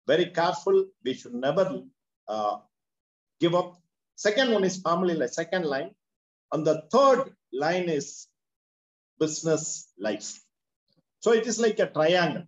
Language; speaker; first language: English; non-native, local second language; Tamil